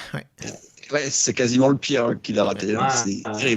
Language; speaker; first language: French; native; French